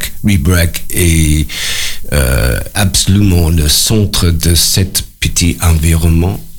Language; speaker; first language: French; non-native, learner; English